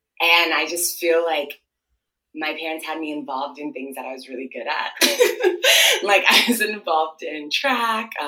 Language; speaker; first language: English; early bilingual, other home language; Akan